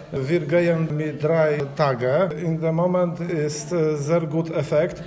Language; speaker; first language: German; non-native, learner; Polish